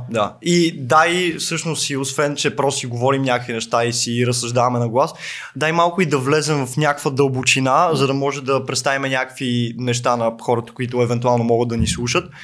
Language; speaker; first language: Bulgarian; native; Bulgarian